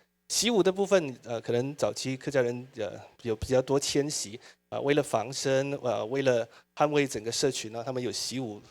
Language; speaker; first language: Chinese; native; Chinese